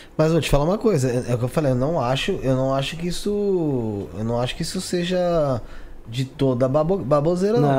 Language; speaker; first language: Portuguese; native; Portuguese